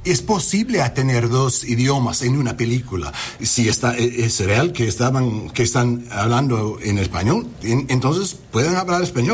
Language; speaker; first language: Spanish; non-native, learner; English